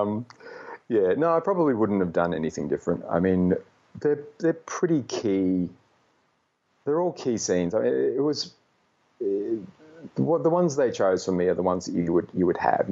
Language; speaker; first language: English; native; English